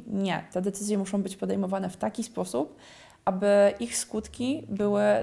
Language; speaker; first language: Polish; native; Polish